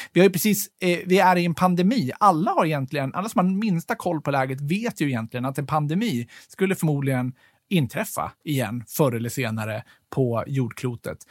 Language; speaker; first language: Swedish; native; Swedish